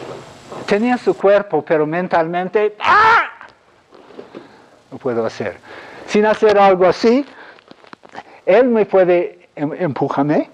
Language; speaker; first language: Spanish; non-native, fluent; English